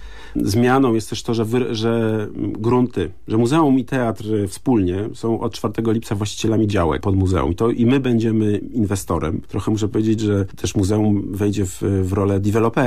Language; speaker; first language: Polish; native; Polish